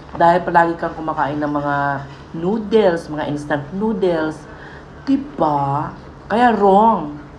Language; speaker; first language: Filipino; non-native, local second language; Iloko